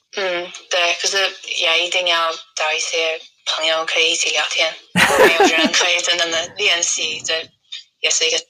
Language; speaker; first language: Chinese; non-native, fluent; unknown